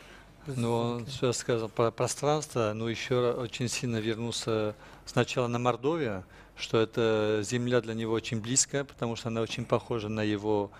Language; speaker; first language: Russian; non-native, fluent; French